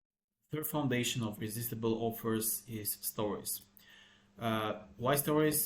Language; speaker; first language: English; non-native, fluent; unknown